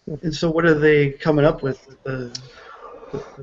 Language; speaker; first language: English; native; English